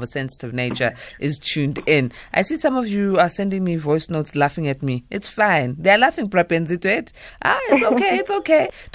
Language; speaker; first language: English; non-native, local second language; Zulu